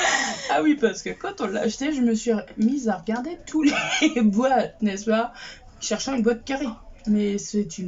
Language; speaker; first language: French; native; French